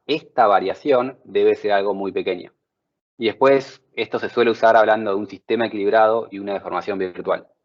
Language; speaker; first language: Spanish; native; Spanish